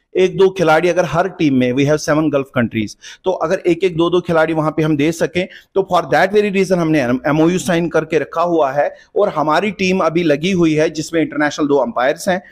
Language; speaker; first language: Hindi; non-native, local second language; Kashmiri